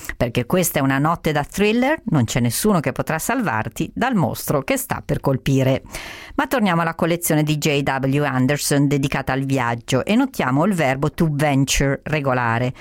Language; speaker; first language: Italian; native; Italian